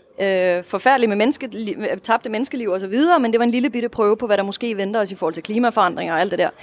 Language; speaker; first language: Danish; non-native, fluent; Russian